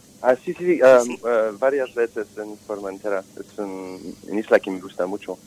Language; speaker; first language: Spanish; non-native, fluent; French